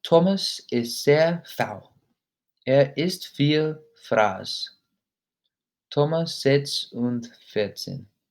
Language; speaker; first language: German; non-native, learner; English